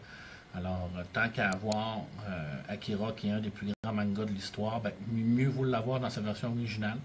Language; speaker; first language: French; native; French